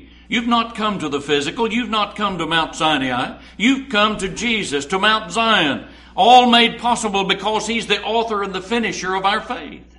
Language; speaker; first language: English; native; English